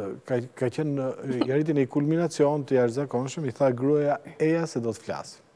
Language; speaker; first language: Albanian; native; Albanian